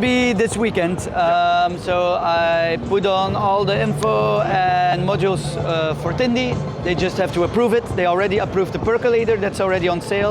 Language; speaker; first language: English; non-native, fluent; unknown